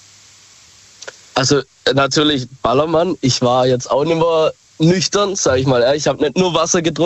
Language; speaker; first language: German; native; German